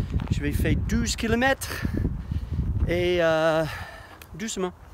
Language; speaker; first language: French; non-native, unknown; English